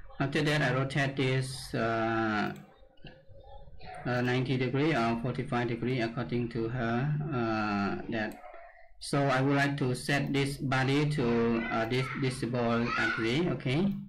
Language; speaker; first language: English; non-native, learner; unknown